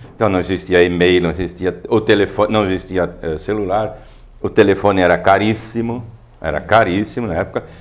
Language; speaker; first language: Portuguese; non-native, local second language; German